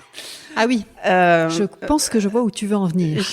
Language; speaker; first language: French; native; French